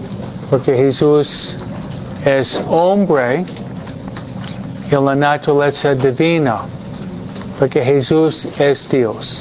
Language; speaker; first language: Spanish; non-native, fluent; English